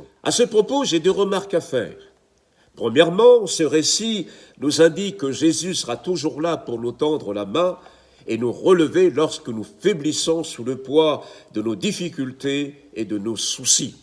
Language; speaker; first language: French; native; French